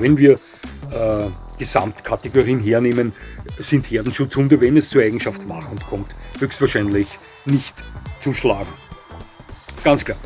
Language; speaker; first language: German; native; German